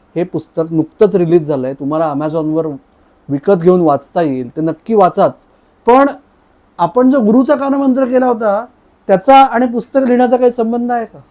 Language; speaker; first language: Marathi; native; Marathi